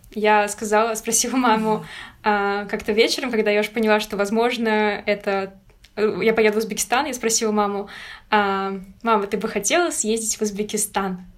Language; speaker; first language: Russian; native; Russian